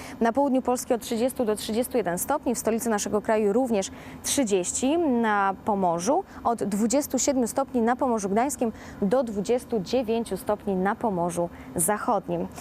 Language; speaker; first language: Polish; native; Polish